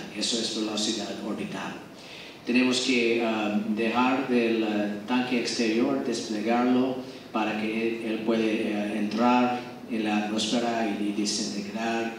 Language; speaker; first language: Spanish; non-native, fluent; English